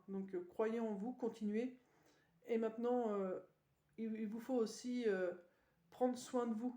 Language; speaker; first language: French; native; French